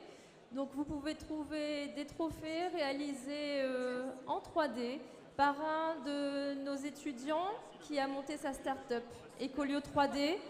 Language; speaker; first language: French; native; French